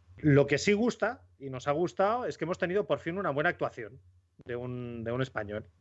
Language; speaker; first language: Spanish; native; Spanish